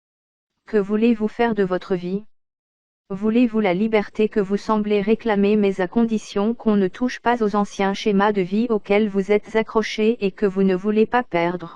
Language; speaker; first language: French; native; French